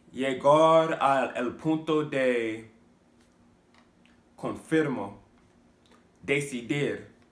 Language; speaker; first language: Spanish; non-native, learner; English